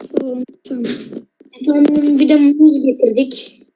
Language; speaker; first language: Turkish; native; Turkish